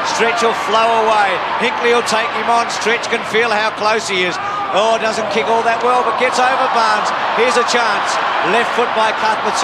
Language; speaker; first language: English; native; English